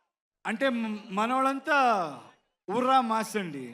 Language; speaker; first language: Telugu; non-native, learner; Kannada